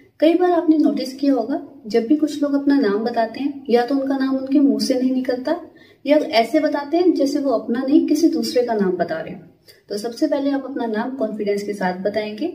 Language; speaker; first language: Hindi; native; Hindi